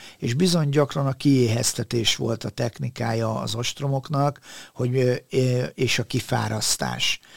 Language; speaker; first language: Hungarian; native; Hungarian